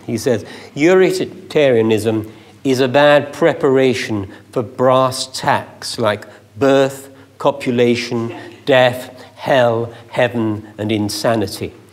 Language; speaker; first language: English; native; English